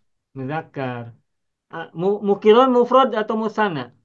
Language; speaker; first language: Arabic; non-native, fluent; Indonesian